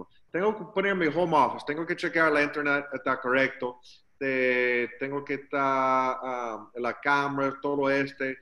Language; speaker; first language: Spanish; non-native, learner; English